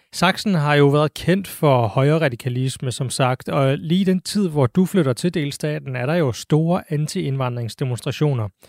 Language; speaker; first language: Danish; native; Danish